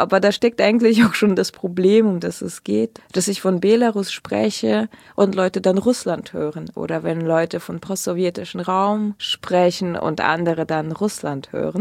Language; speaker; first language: German; early bilingual, other home language; Russian